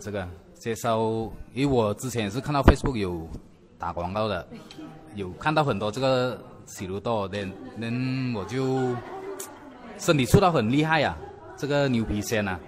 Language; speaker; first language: Chinese; early bilingual, heritage; Chinese